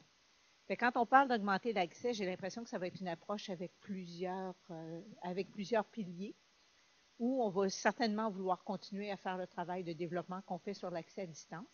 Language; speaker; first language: French; native; French